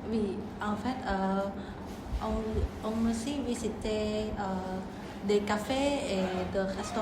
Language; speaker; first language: French; non-native, learner; Vietnamese